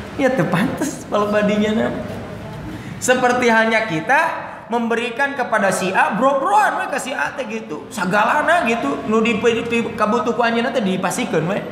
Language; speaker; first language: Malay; non-native, local second language; Sundanese